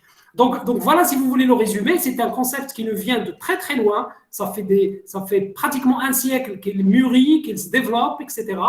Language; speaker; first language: French; non-native, local second language; Arabic